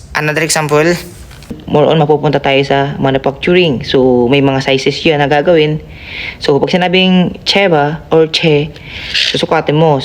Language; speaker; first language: Filipino; native; Filipino